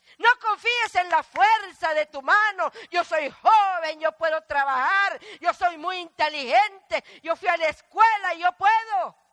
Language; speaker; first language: Spanish; native; Spanish